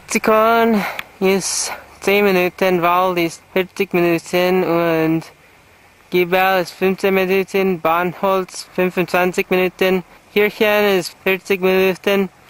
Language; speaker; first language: German; non-native, learner; English